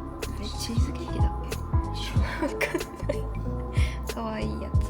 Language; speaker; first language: Japanese; native; Japanese